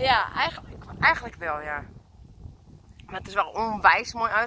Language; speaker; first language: Dutch; native; Dutch